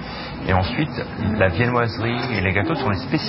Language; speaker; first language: French; native; French